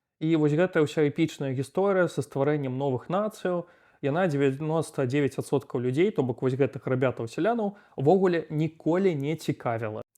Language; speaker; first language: Belarusian; native; Belarusian